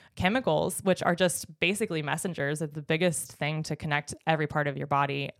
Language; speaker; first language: English; native; English